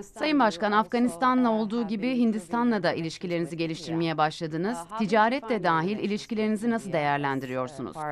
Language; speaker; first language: Turkish; native; Turkish